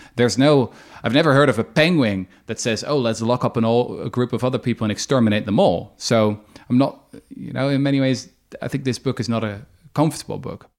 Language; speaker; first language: English; non-native, fluent; Dutch